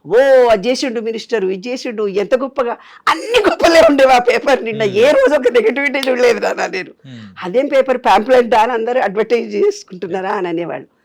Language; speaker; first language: Telugu; native; Telugu